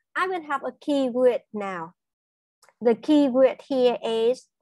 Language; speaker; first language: English; non-native, fluent; Vietnamese